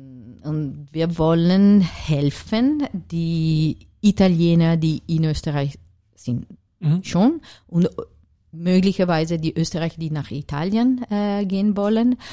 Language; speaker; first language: German; non-native, fluent; Italian